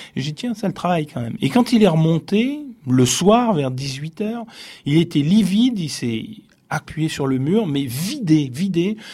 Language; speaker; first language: French; native; French